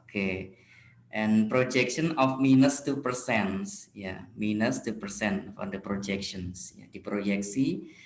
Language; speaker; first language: English; non-native, fluent; Indonesian